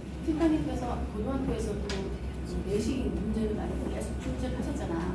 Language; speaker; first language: Korean; native; Korean